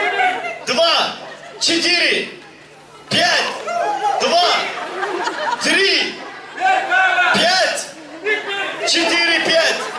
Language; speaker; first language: Russian; non-native, learner; Turkish